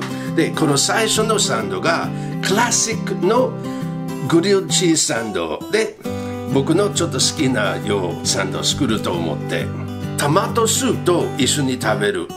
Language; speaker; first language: Japanese; non-native, learner; English